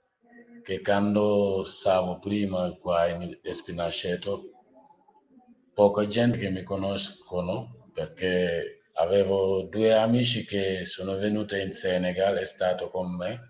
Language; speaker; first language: Italian; non-native, learner; Wolof